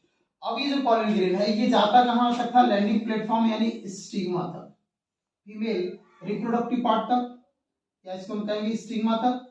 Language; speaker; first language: Hindi; native; Hindi